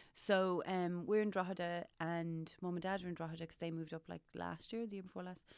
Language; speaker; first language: English; native; English